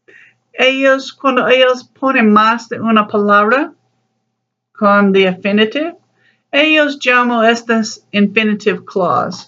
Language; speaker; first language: Spanish; non-native, learner; English